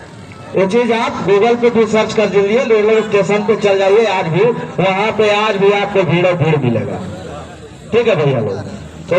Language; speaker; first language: Hindi; native; Hindi